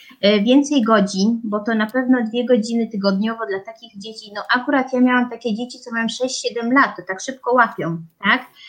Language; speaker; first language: Polish; early bilingual, heritage; Polish